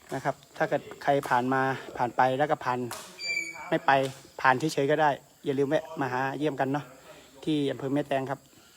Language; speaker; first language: Thai; native; Thai